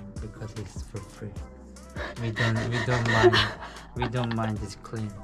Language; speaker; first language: English; non-native, learner; Korean